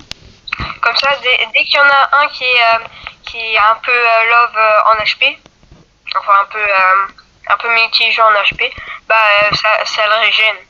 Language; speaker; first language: French; native; French